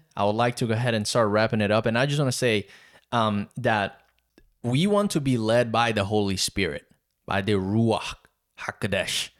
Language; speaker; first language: English; non-native, fluent; Portuguese